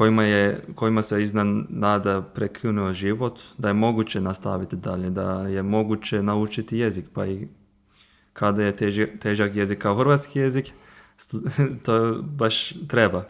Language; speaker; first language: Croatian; non-native, fluent; Turkish